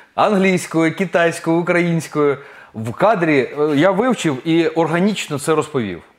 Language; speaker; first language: Ukrainian; non-native, local second language; Russian